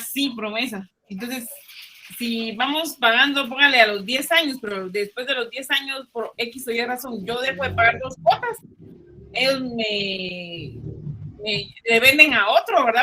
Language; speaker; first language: Spanish; native; Spanish